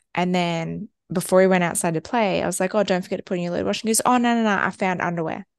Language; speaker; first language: English; native; English